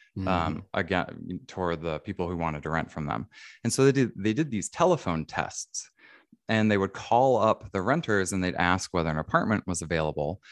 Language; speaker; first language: English; native; English